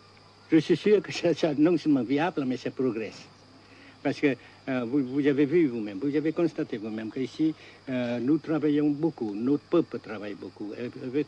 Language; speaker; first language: French; non-native, local second language; Vietnamese